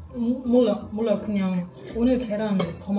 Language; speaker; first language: Korean; non-native, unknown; German